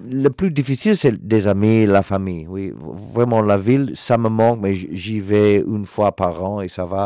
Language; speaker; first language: French; non-native, learner; English